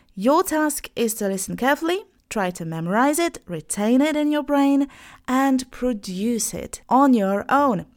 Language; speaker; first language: English; non-native, fluent; Polish